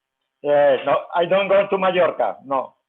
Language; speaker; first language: English; non-native, learner; Spanish